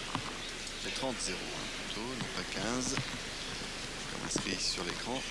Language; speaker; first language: French; native; French